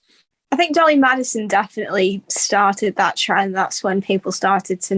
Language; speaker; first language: English; native; English